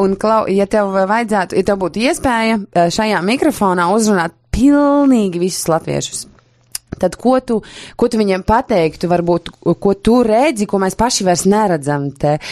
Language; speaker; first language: Latvian; native; Latvian